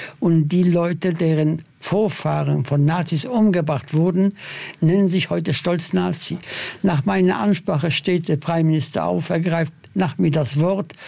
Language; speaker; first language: German; non-native, fluent; Polish